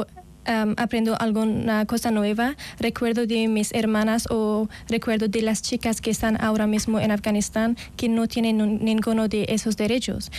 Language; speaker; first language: Spanish; non-native, fluent; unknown